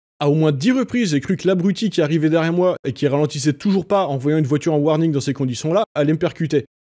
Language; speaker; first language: French; native; French